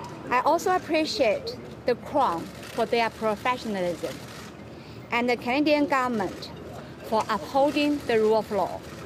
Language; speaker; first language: English; non-native, fluent; Chinese